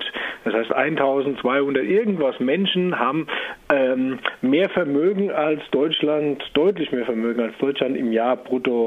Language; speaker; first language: German; native; German